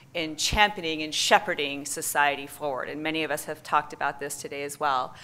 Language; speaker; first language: English; native; English